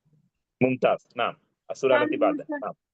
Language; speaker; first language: Arabic; non-native, fluent; Urdu